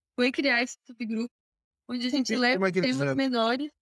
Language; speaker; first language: Portuguese; native; Portuguese